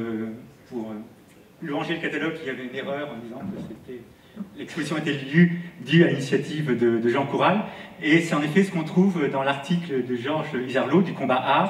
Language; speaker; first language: French; native; French